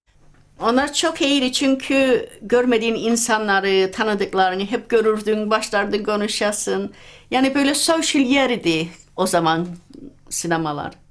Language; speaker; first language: Turkish; early bilingual, heritage; Turkish